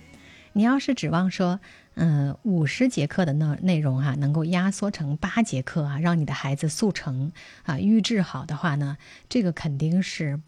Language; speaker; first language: Chinese; native; Chinese